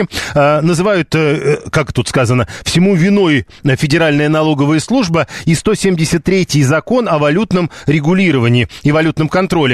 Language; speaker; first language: Russian; native; Russian